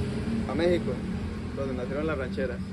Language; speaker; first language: Spanish; native; Spanish